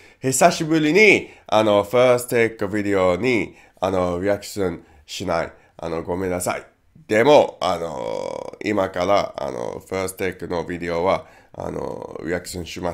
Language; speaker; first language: Japanese; non-native, learner; English